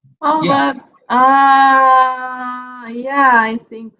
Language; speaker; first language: English; non-native, learner; Japanese